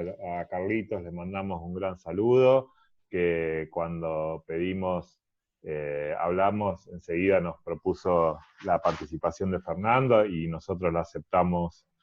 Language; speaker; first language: Spanish; native; Spanish